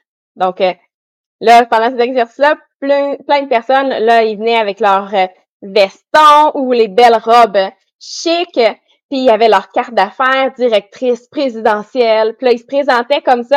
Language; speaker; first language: French; native; French